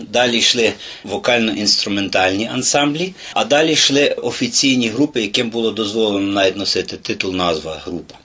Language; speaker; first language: Ukrainian; native; Ukrainian